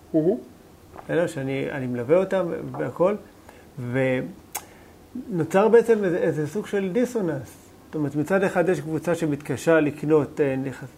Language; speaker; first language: Hebrew; native; Hebrew